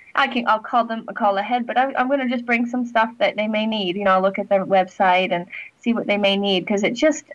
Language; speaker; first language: English; native; English